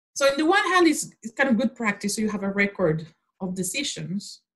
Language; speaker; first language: English; non-native, fluent; Spanish